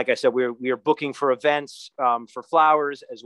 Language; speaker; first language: English; native; English